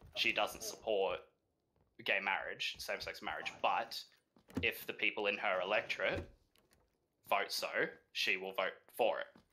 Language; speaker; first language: English; native; English